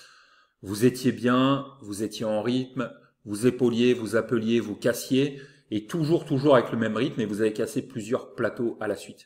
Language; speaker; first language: French; native; French